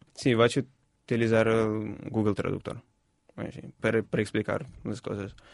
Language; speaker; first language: Catalan; non-native, fluent; Ukrainian